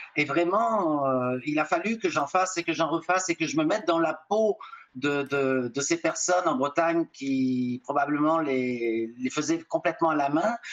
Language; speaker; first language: French; native; French